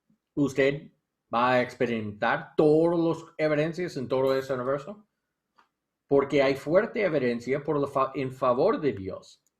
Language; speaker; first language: Spanish; non-native, learner; English